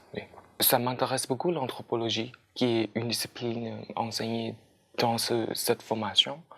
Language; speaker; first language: French; non-native, fluent; Khmer